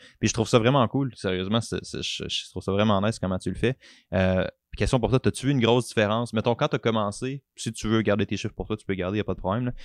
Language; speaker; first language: French; native; French